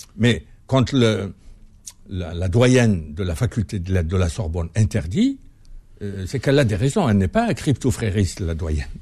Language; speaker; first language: French; non-native, local second language; Arabic